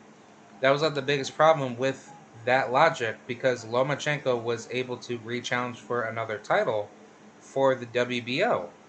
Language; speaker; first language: English; native; English